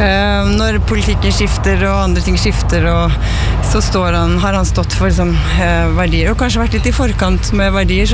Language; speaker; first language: Norwegian; native; Norwegian